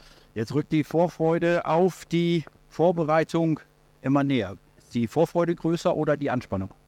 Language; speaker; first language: German; native; German